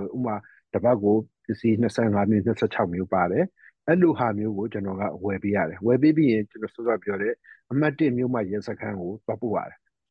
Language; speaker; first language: Burmese; native; Burmese